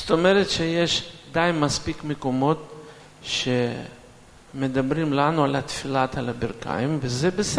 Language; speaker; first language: Hebrew; non-native, fluent; Russian